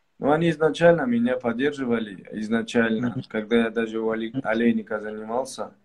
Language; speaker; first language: Russian; non-native, local second language; Tajik